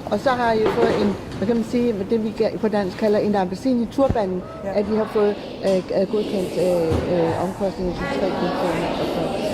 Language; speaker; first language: Danish; native; Danish